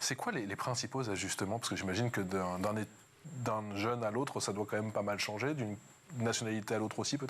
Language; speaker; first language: French; native; French